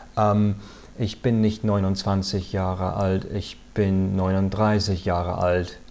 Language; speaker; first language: German; non-native, fluent; English